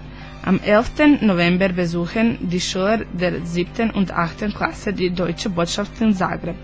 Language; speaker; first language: German; non-native, learner; Croatian